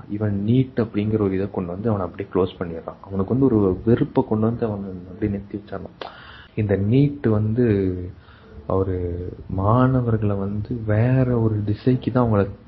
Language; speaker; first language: Tamil; native; Tamil